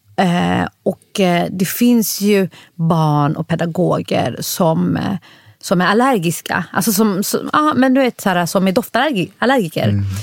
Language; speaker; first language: Swedish; native; Swedish